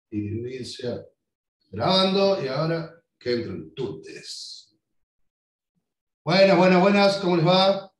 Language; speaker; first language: Spanish; native; Spanish